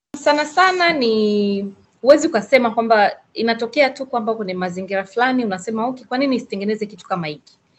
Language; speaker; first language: Swahili; native; Swahili